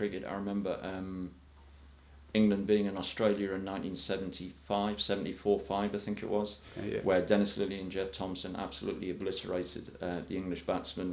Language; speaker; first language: English; native; English